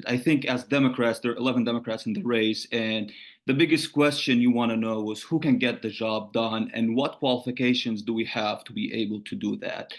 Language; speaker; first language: English; non-native, fluent; Arabic